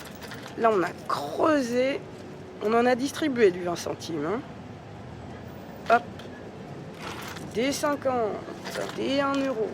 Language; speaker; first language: French; native; French